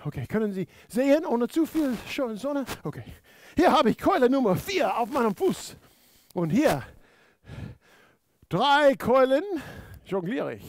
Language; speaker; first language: German; non-native, fluent; English